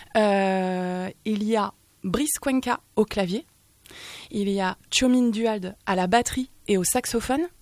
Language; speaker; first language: French; native; French